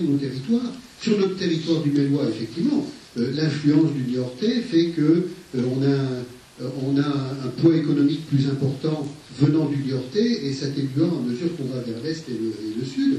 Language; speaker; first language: French; native; French